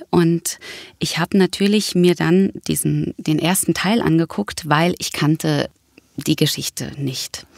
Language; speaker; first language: German; native; German